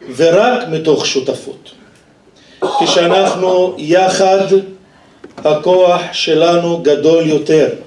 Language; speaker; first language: Hebrew; non-native, local second language; Arabic